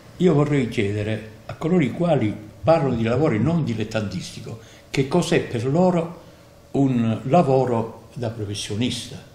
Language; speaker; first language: Italian; native; Italian